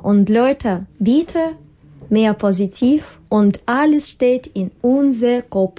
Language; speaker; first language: German; non-native, learner; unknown